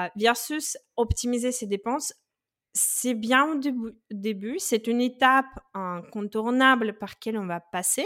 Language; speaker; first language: French; non-native, fluent; Russian